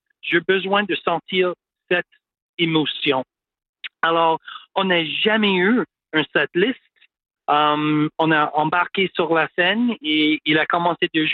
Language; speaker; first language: French; non-native, local second language; English